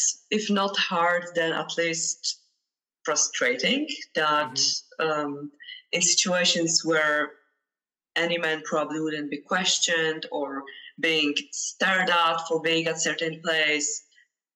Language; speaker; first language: English; non-native, fluent; Polish